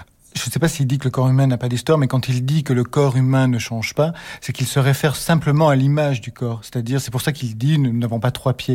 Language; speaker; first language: French; native; French